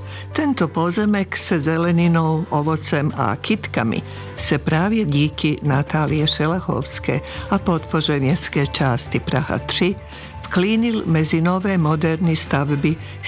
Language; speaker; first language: Czech; non-native, fluent; Serbian